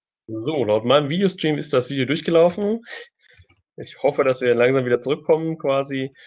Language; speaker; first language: German; native; German